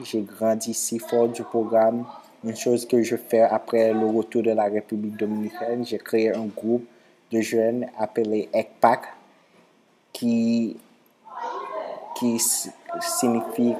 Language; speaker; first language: French; non-native, local second language; Haitian Creole